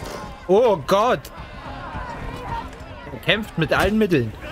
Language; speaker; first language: German; native; German